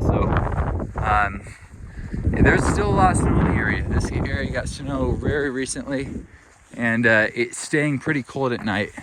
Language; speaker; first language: English; native; English